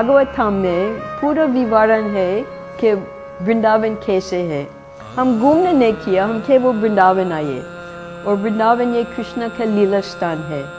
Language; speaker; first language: Hindi; non-native, fluent; English